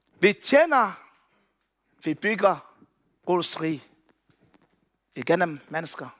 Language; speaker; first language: Danish; non-native, learner; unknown